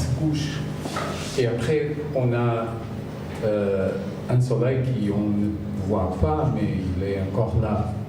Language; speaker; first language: French; non-native, fluent; Portuguese